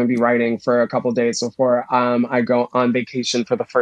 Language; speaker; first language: English; native; English